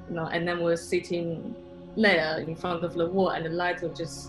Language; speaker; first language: English; non-native, fluent; Chinese